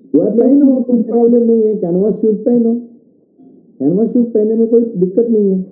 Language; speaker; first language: Hindi; non-native, local second language; Marathi